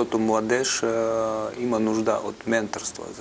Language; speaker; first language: Bulgarian; non-native, learner; Russian